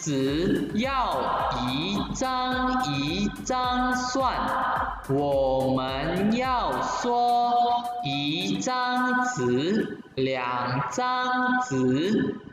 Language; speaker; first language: Chinese; non-native, fluent; Indonesian